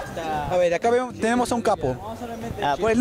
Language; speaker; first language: Spanish; native; Spanish